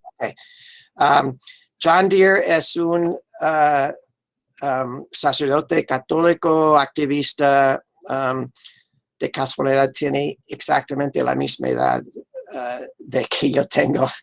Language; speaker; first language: Spanish; non-native, fluent; English